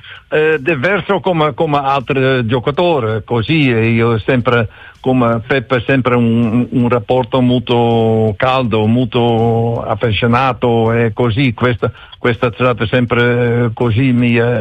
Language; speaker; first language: Italian; non-native, learner; Dutch